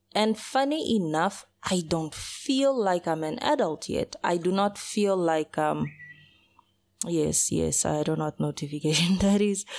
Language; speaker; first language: English; early bilingual, other home language; Portuguese